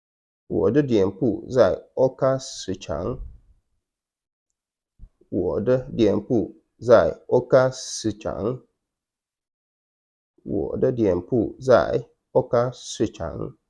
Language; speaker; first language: Chinese; non-native, fluent; Wolof